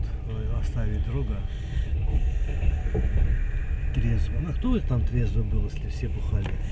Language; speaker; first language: Russian; native; Russian